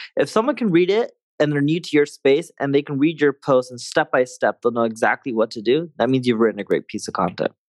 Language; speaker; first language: English; native; English